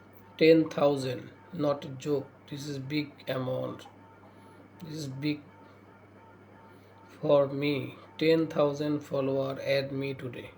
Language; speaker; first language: English; non-native, learner; Bangla